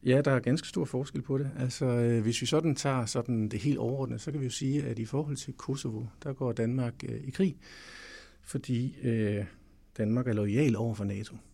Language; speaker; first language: Danish; native; Danish